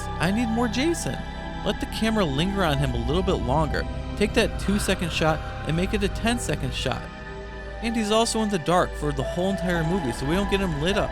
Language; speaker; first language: English; native; English